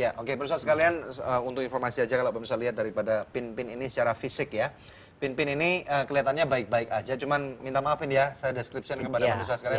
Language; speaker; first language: Indonesian; native; Indonesian